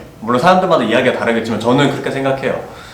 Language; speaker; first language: Korean; native; Korean